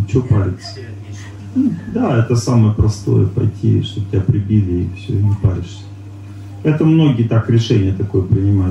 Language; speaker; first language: Russian; native; Russian